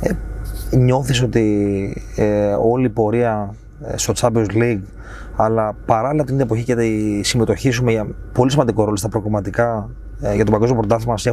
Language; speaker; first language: Greek; native; Greek